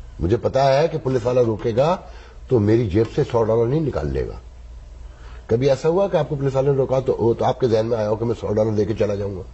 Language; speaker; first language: Urdu; native; Urdu